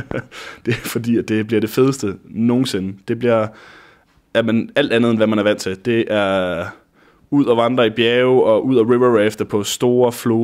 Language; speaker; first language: Danish; native; Danish